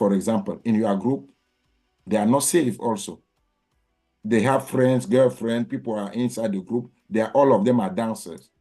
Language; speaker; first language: English; non-native, learner; French